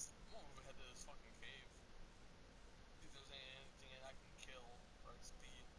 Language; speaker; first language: English; native; English